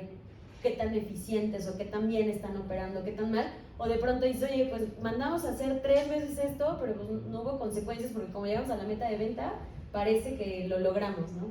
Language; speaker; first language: Spanish; native; Spanish